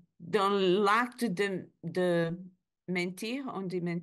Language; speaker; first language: French; non-native, learner; Spanish